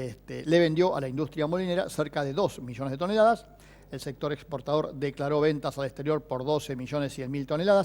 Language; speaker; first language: Spanish; native; Spanish